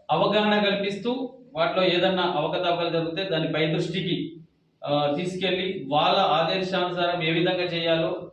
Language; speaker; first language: Telugu; native; Telugu